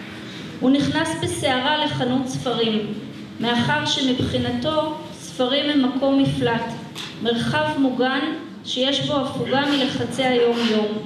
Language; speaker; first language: Hebrew; native; Hebrew